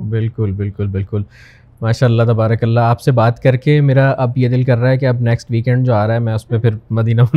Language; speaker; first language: Urdu; native; Urdu